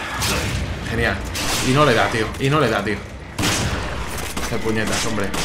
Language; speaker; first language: Spanish; native; Spanish